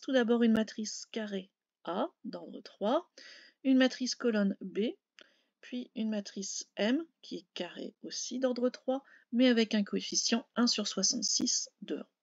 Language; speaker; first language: French; native; French